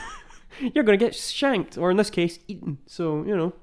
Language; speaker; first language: English; native; English